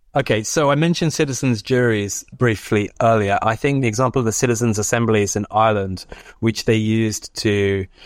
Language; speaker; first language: English; native; English